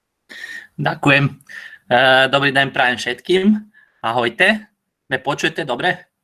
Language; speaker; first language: Slovak; non-native, learner; Croatian